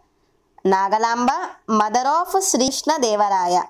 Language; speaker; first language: English; non-native, local second language; Telugu